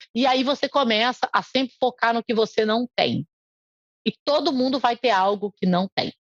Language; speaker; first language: Portuguese; native; Portuguese